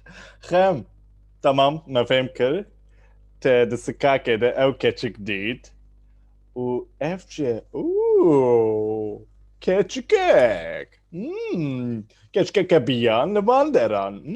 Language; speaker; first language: Kurdish; native; Kurdish